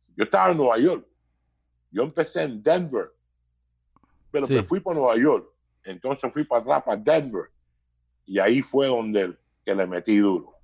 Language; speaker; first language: Spanish; early bilingual, heritage; Spanish